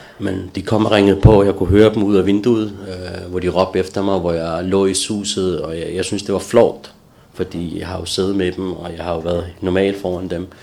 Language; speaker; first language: Danish; early bilingual, other home language; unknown